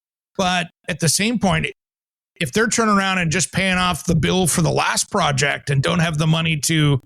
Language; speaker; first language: English; native; English